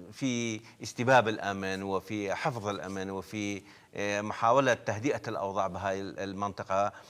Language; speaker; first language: Arabic; non-native, local second language; Kurdish